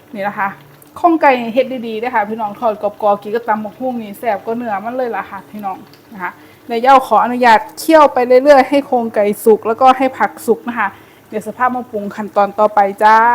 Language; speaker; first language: Thai; native; Thai